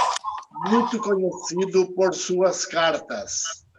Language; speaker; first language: Portuguese; native; Portuguese